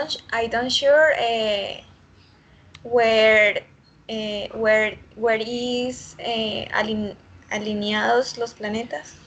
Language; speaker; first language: English; non-native, learner; Spanish